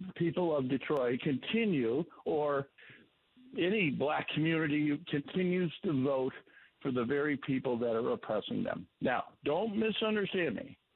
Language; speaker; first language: English; native; English